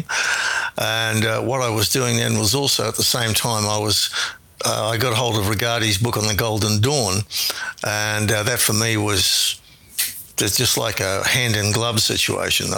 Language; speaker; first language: English; native; English